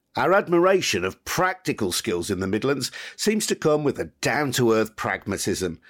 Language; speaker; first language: English; native; English